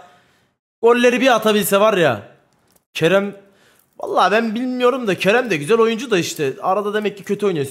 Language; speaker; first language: Turkish; native; Turkish